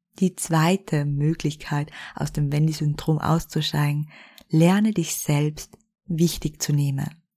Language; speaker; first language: German; native; German